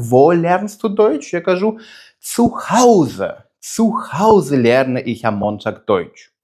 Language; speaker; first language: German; non-native, fluent; Ukrainian